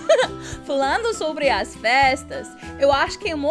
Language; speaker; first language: Portuguese; non-native, learner; English